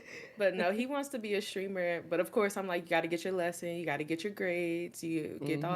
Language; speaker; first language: English; native; English